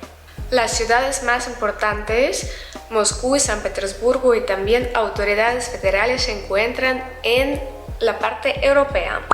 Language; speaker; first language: Spanish; non-native, fluent; Russian